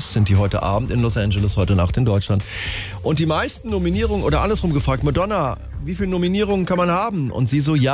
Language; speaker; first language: German; native; German